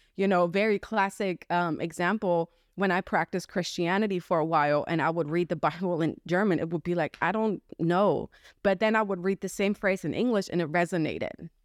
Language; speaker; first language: English; non-native, fluent; German